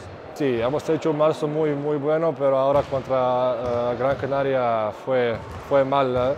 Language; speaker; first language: Spanish; non-native, fluent; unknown